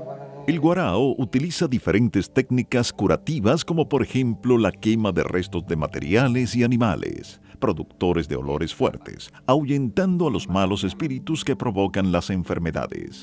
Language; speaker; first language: Spanish; native; Spanish